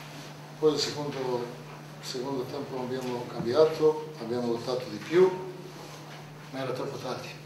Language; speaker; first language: Italian; non-native, fluent; Serbian